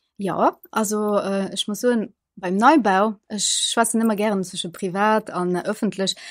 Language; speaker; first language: Luxembourgish; early bilingual, other home language; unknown